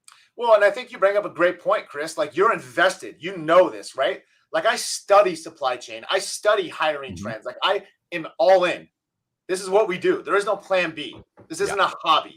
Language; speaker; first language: English; native; English